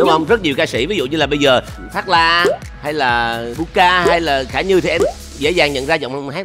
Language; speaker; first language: Vietnamese; native; Vietnamese